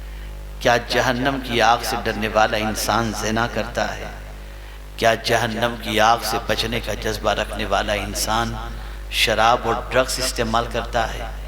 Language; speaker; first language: Urdu; native; Urdu